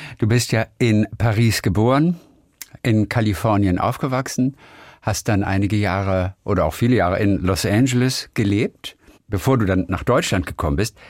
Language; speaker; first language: German; native; German